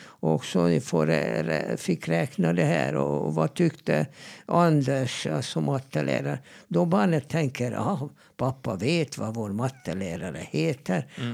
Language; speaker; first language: Swedish; non-native, fluent; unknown